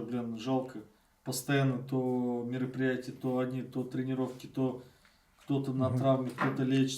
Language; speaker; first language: Russian; native; Russian